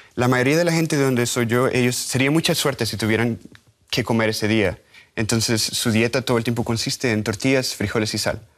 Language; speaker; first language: Spanish; native; Spanish